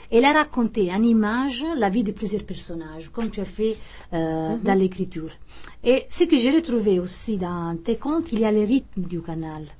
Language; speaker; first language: French; non-native, fluent; Italian